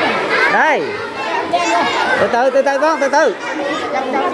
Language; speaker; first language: Vietnamese; native; Vietnamese